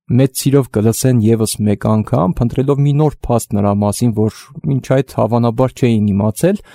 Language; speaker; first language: Armenian; native; Armenian